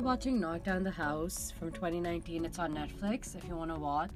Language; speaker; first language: English; non-native, local second language; Urdu